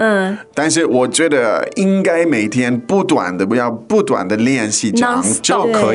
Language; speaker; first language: Chinese; non-native, fluent; English